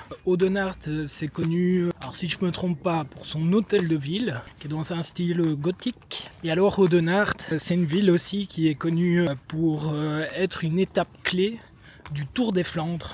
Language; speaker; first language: French; native; French